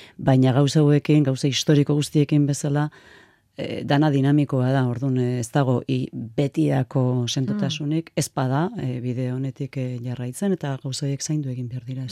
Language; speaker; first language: Basque; native; Basque